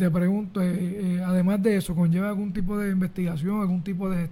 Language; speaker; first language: Spanish; native; Spanish